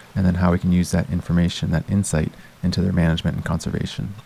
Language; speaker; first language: English; native; English